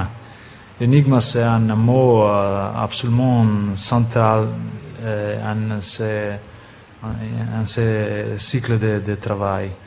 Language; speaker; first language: French; non-native, fluent; Italian